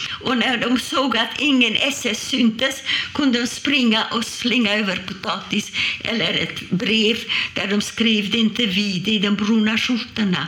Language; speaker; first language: Swedish; non-native, fluent; Hungarian